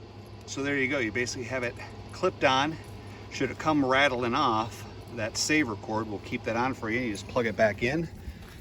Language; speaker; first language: English; native; English